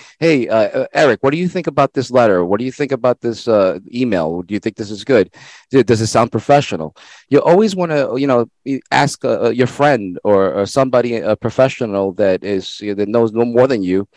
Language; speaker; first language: English; non-native, fluent; Spanish